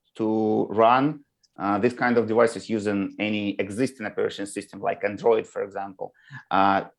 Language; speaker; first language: English; non-native, learner; Russian